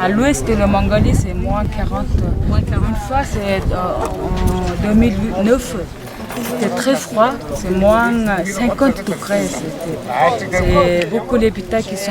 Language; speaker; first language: French; non-native, learner; Mongolian